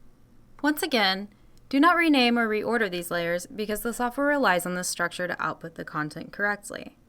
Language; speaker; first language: English; native; English